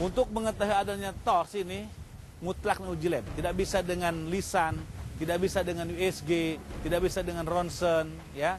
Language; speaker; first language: Indonesian; native; Indonesian